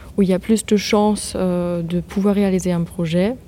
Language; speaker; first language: French; non-native, fluent; German